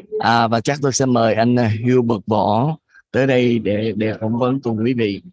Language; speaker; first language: Vietnamese; native; Vietnamese